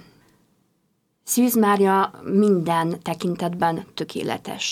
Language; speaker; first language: Hungarian; non-native, fluent; Polish